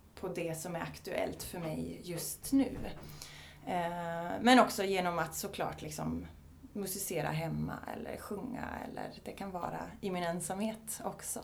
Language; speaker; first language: Swedish; native; Swedish